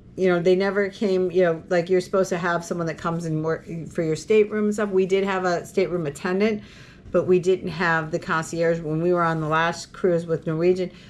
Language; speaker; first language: English; native; English